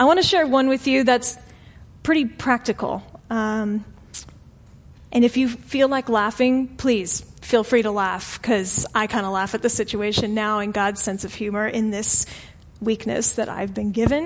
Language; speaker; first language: English; native; English